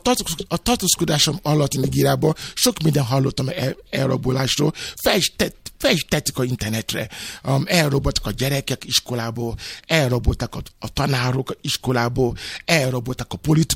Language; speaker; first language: Hungarian; non-native, fluent; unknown